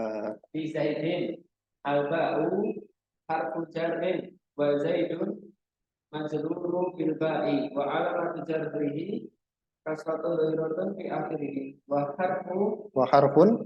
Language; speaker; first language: Arabic; non-native, learner; Indonesian